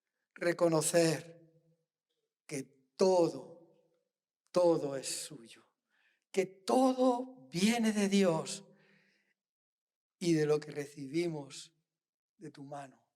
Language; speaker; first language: Spanish; native; Spanish